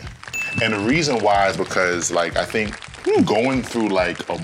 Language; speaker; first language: English; native; English